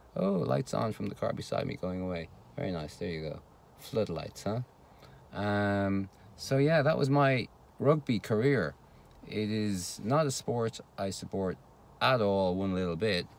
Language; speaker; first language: English; native; English